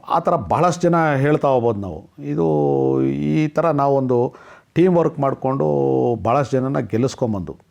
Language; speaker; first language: Kannada; non-native, local second language; Telugu